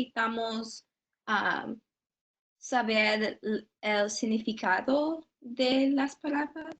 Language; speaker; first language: Spanish; non-native, learner; English